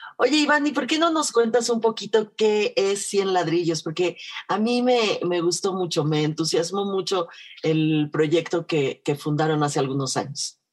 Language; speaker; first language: Spanish; native; Spanish